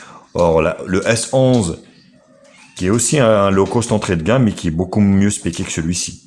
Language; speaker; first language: French; native; French